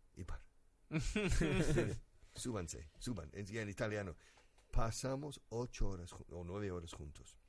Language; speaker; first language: Spanish; non-native, fluent; English